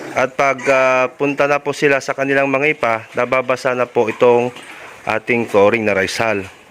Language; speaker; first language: Filipino; non-native, local second language; Iloko